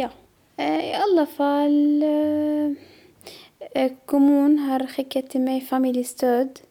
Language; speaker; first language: Swedish; non-native, learner; Arabic